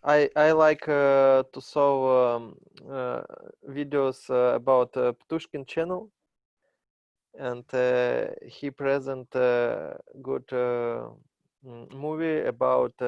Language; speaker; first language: English; non-native, learner; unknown